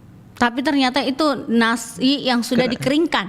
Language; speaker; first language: Indonesian; native; Indonesian